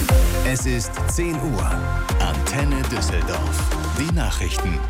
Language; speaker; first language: German; native; German